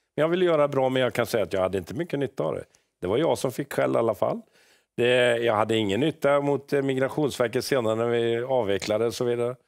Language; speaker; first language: Swedish; native; Swedish